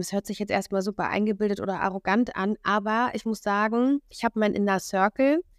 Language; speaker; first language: German; native; German